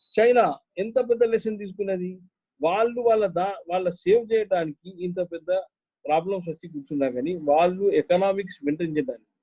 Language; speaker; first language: Telugu; non-native, local second language; Hindi